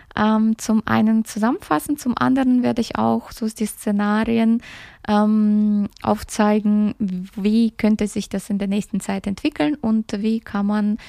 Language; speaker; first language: German; early bilingual, other home language; Russian